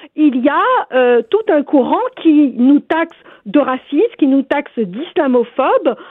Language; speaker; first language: French; non-native, local second language; Arabic